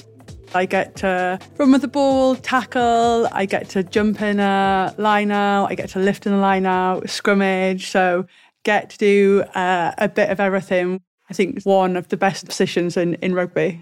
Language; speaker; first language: English; native; English